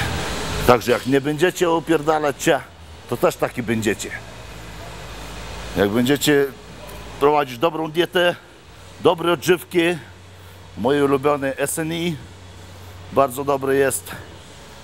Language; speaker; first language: Polish; non-native, fluent; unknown